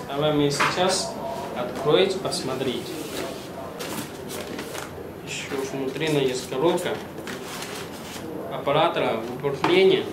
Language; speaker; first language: Russian; non-native, learner; Chinese